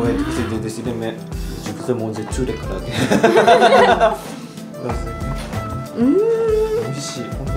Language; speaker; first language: French; non-native, learner; Japanese